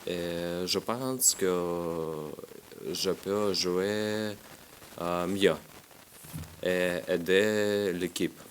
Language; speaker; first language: French; non-native, learner; Russian